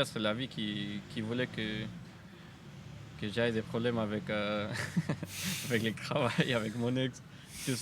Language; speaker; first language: French; non-native, fluent; Spanish